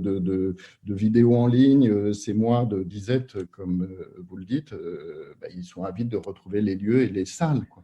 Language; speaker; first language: French; native; French